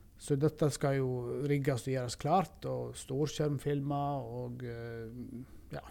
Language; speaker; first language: Norwegian; native; Norwegian